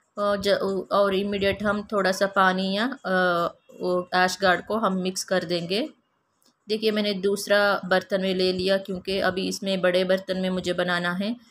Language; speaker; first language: Hindi; non-native, local second language; Kannada